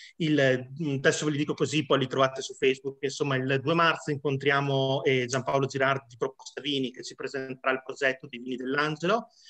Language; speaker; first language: Italian; native; Italian